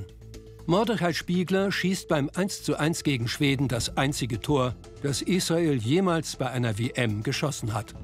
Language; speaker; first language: German; native; German